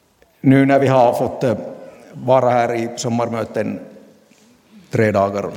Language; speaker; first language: Swedish; non-native, local second language; Finnish